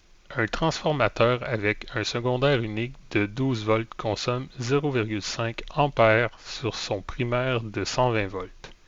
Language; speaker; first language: French; native; French